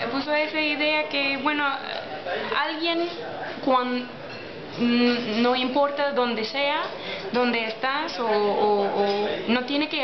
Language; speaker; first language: Spanish; non-native, learner; English